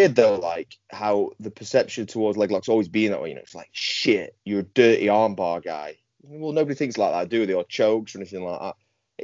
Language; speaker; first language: English; native; English